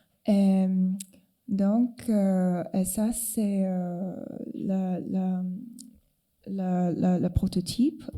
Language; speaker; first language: French; non-native, fluent; Cantonese